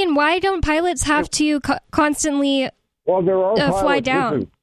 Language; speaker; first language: English; native; English